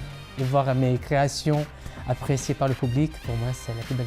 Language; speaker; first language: French; non-native, fluent; Italian